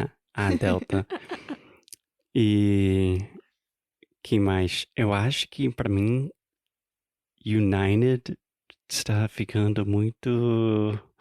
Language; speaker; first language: Portuguese; non-native, fluent; English